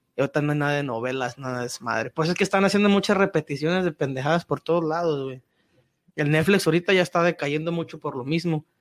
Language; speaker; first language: Spanish; early bilingual, heritage; Spanish